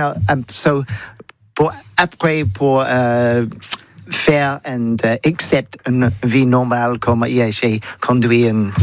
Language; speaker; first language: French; non-native, learner; English